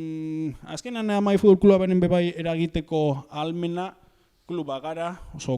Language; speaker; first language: Basque; native; Basque